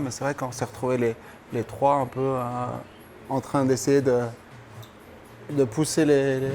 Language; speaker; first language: French; native; French